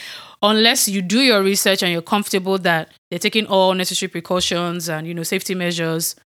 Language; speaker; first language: English; non-native, local second language; Yoruba